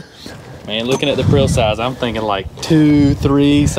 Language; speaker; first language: English; native; English